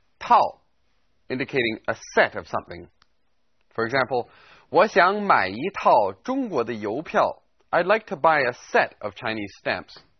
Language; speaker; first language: English; native; English